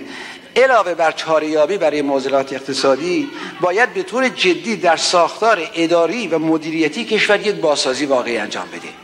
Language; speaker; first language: Persian; native; Persian